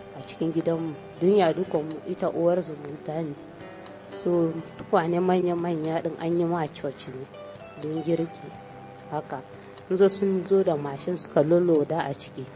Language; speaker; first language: Hausa; non-native, local second language; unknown